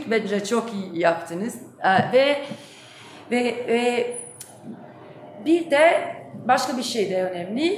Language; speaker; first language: Turkish; non-native, fluent; Italian